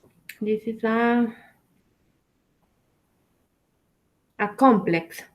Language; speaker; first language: English; non-native, learner; Spanish